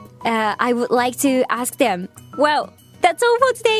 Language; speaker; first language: English; non-native, fluent; Japanese